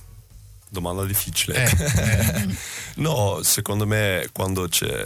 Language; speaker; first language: Italian; non-native, learner; Dutch